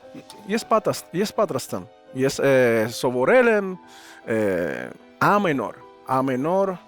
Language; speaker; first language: Armenian; non-native, learner; Spanish